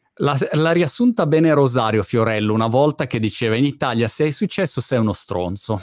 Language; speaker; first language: Italian; native; Italian